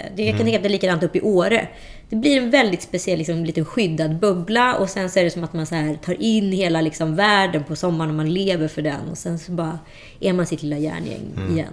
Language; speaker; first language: Swedish; native; Swedish